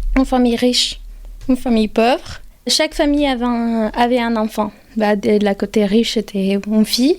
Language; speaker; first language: French; non-native, fluent; Spanish